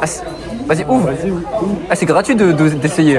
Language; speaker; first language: French; native; French